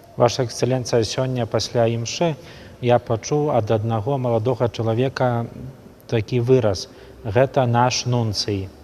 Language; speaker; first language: Belarusian; native; Belarusian